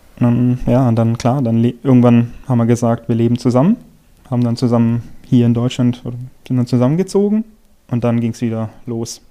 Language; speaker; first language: German; native; German